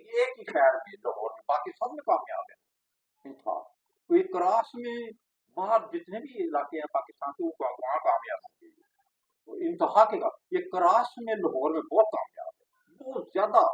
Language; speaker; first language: Hindi; non-native, local second language; Punjabi